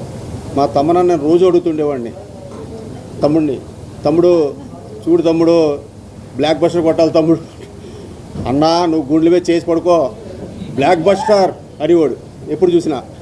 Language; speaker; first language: Telugu; native; Telugu